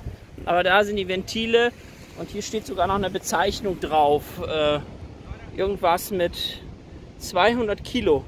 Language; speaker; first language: German; native; German